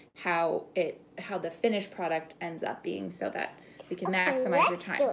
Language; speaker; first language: English; native; English